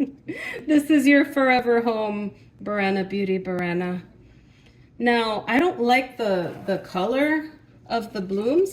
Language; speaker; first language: English; native; English